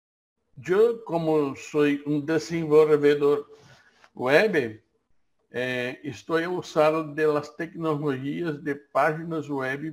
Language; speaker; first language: Spanish; non-native, learner; Portuguese